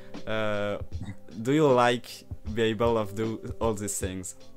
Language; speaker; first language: English; non-native, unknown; French